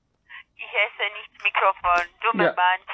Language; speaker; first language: German; non-native, learner; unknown